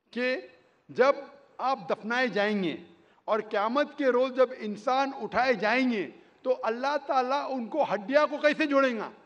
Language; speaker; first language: Hindi; non-native, local second language; Konkani